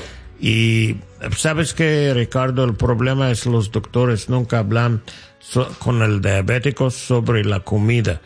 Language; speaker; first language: Spanish; non-native, learner; English